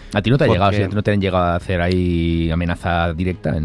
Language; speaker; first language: Spanish; native; Spanish